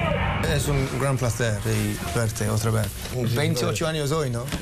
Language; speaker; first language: Spanish; non-native, fluent; Bulgarian